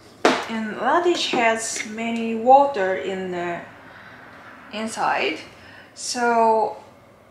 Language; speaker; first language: English; non-native, learner; Japanese